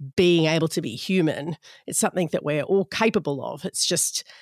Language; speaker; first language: English; native; English